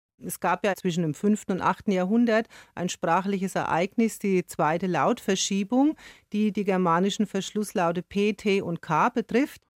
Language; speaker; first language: German; native; German